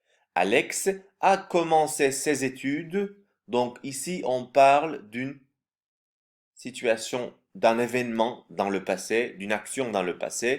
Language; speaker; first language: French; non-native, fluent; Turkish